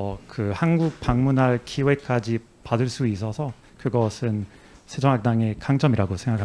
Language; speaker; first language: Korean; non-native, fluent; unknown